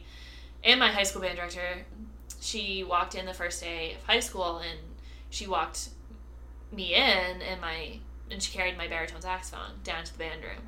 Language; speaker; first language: English; native; English